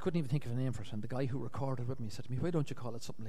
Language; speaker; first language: English; native; English